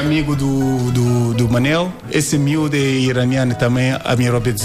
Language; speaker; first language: Portuguese; non-native, learner; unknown